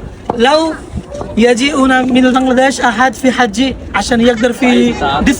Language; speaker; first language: Arabic; non-native, learner; Bangla